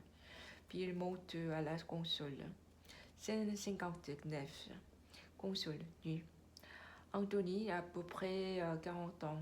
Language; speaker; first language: French; non-native, learner; Korean